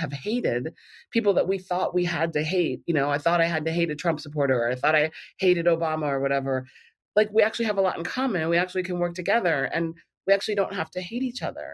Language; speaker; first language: English; native; English